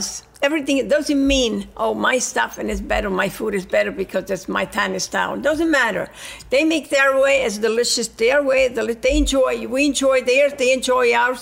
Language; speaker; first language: English; non-native, fluent; Italian